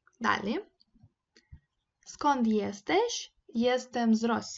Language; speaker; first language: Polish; non-native, fluent; Ukrainian